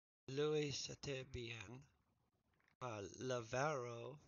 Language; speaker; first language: Italian; non-native, learner; English